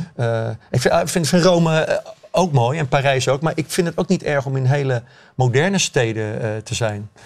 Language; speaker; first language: Dutch; native; Dutch